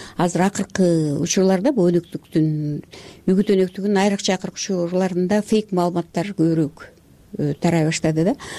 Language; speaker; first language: Kyrgyz; native; Kyrgyz